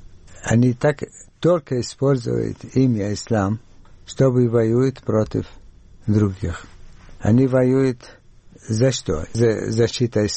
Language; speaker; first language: Russian; non-native, learner; Arabic